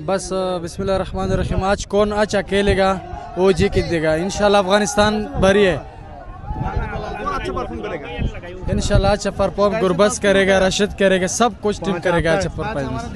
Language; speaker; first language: Hindi; non-native, fluent; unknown